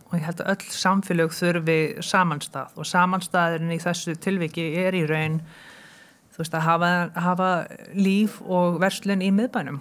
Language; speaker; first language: Icelandic; early bilingual, heritage; Icelandic